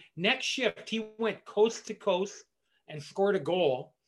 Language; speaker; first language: English; native; English